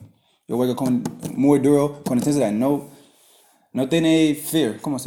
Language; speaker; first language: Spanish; non-native, learner; English